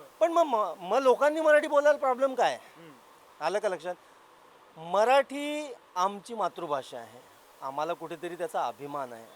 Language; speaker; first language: Marathi; native; Marathi